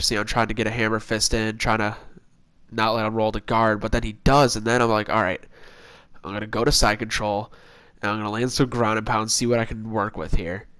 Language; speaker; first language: English; native; English